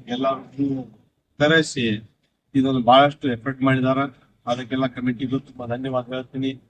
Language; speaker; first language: Kannada; non-native, local second language; Urdu